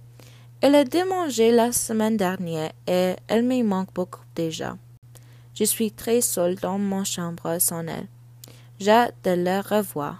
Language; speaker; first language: French; non-native, learner; English